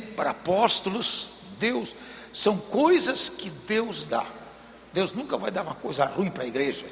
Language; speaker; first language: Portuguese; native; Portuguese